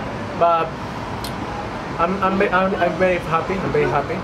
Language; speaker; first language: English; non-native, learner; Spanish